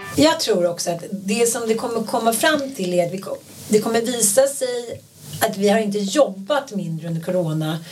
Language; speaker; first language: Swedish; native; Swedish